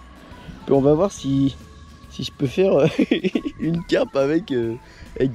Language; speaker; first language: French; native; French